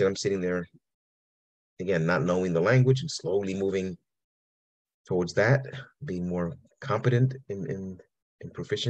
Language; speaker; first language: English; early bilingual, other home language; Spanish